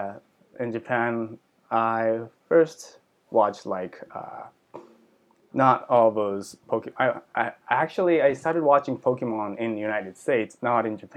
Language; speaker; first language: English; early bilingual, other home language; Japanese